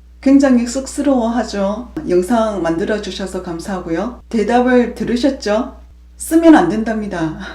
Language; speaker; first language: Korean; native; Korean